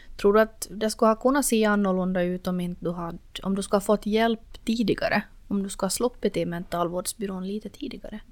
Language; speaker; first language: Swedish; native; Swedish